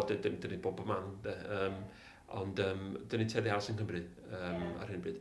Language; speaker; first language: Welsh; native; Welsh